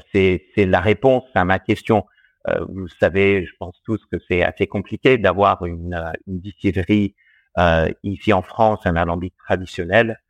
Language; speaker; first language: French; early bilingual, heritage; English